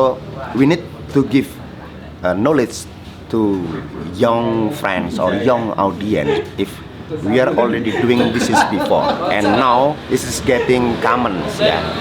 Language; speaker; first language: English; non-native, learner; Indonesian